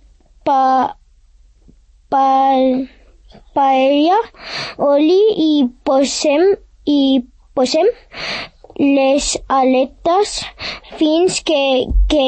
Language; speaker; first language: Catalan; early bilingual, other home language; English